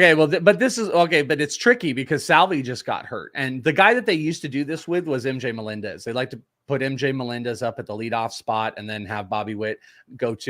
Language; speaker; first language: English; native; English